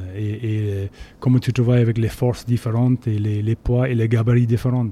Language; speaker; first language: French; non-native, fluent; English